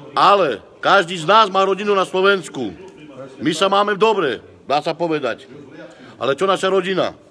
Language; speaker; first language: Slovak; non-native, local second language; Romany